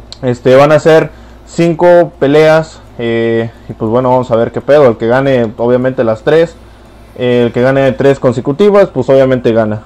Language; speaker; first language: Spanish; native; Spanish